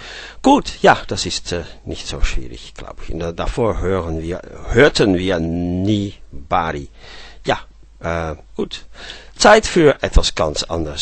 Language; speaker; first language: German; non-native, fluent; Dutch